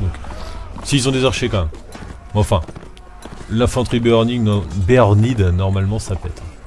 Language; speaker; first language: French; native; French